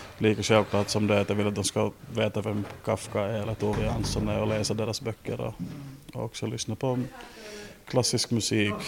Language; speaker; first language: Swedish; native; Swedish